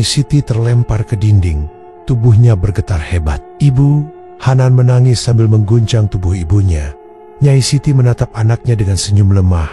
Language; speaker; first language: Indonesian; native; Indonesian